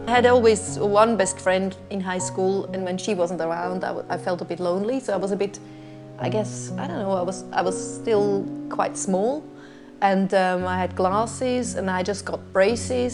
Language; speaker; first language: English; non-native, fluent; Swiss German